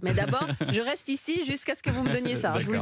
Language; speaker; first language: French; native; French